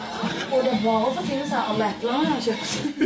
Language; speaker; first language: Norwegian; native; Norwegian